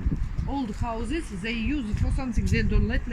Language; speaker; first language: English; non-native, learner; Russian